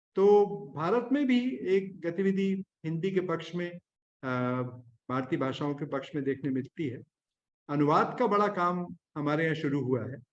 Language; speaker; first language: Hindi; native; Hindi